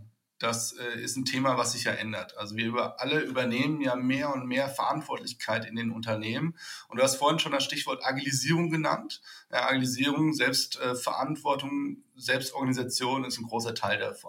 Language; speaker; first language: German; native; German